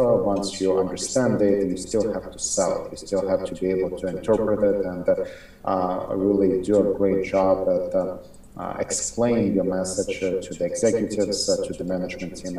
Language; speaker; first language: English; non-native, fluent; Ukrainian